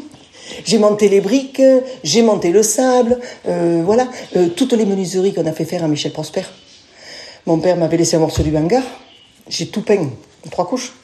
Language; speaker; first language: French; native; French